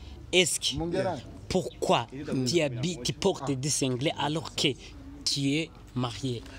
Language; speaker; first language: French; non-native, local second language; Rundi